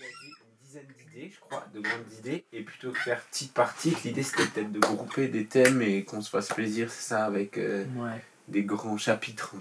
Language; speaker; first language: French; native; French